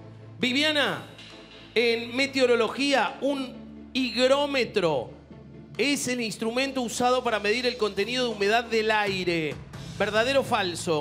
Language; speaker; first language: Spanish; native; Spanish